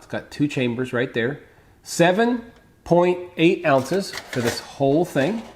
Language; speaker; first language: English; native; English